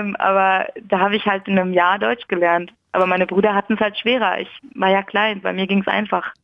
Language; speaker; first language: German; early bilingual, other home language; Persian